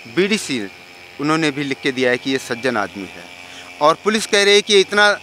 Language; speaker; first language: Hindi; native; Hindi